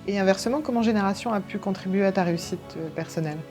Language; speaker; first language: French; native; French